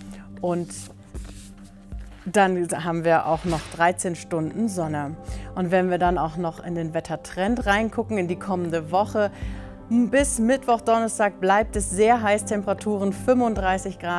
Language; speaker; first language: German; native; German